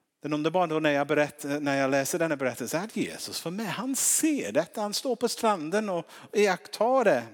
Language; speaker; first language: Swedish; non-native, fluent; English